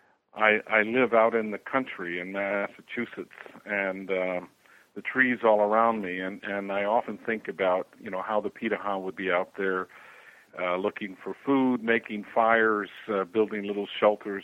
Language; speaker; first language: English; native; English